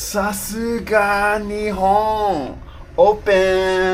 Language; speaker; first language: Japanese; non-native, learner; English